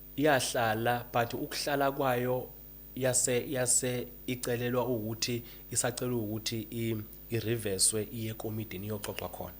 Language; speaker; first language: Zulu; native; Zulu